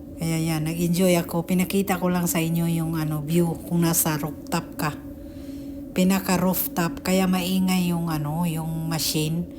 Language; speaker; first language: Filipino; non-native, local second language; Cebuano